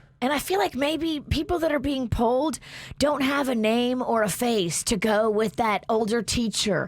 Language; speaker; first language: English; native; English